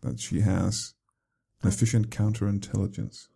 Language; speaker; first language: English; non-native, fluent; Danish